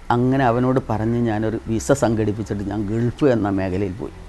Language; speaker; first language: Malayalam; native; Malayalam